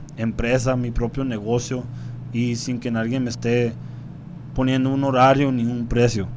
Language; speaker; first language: Spanish; early bilingual, heritage; Spanish